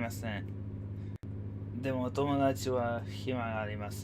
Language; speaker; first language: Japanese; non-native, learner; English